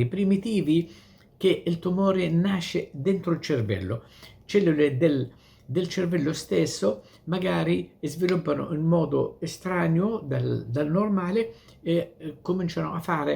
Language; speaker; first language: Italian; non-native, fluent; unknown